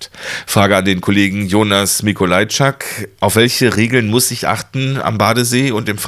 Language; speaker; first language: German; native; German